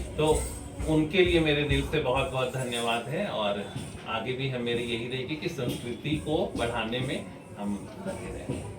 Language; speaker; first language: Hindi; non-native, local second language; Bangla